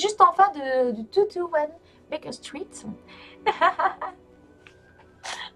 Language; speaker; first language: French; native; French